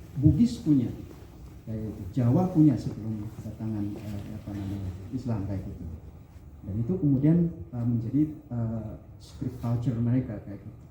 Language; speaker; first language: Indonesian; non-native, local second language; Sundanese